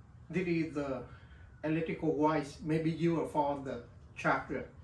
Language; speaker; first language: English; non-native, learner; Vietnamese